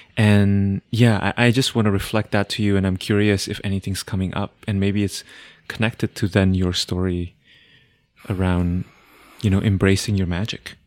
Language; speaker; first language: English; non-native, fluent; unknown